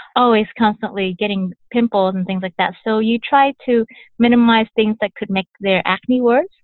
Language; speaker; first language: English; early bilingual, other home language; Vietnamese